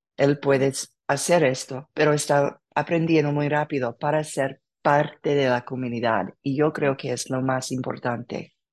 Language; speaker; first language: Spanish; non-native, learner; English